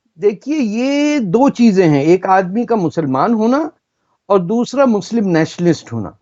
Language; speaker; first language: Urdu; non-native, local second language; Punjabi